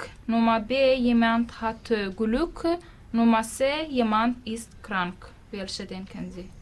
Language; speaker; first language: German; non-native, learner; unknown